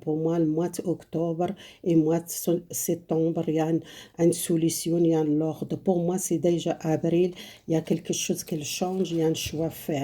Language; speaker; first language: French; non-native, fluent; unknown